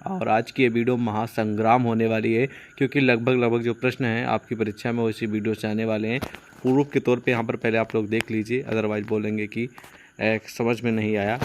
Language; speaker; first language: Hindi; non-native, local second language; Punjabi